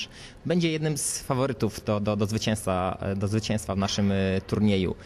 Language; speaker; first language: Polish; native; Polish